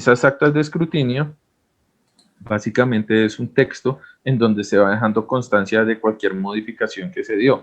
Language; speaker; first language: Spanish; native; Spanish